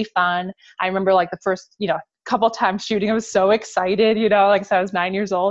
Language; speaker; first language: English; native; English